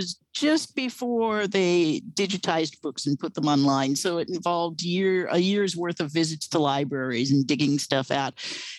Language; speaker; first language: English; native; English